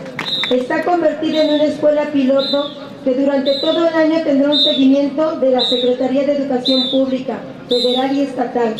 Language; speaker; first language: Spanish; native; Spanish